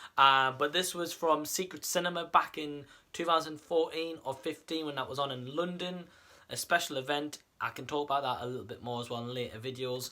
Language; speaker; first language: English; native; English